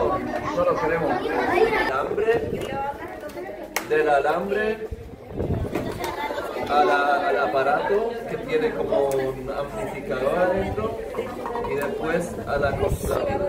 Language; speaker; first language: Spanish; non-native, fluent; German